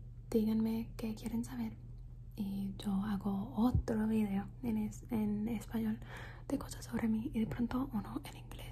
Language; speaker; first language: Spanish; early bilingual, heritage; Spanish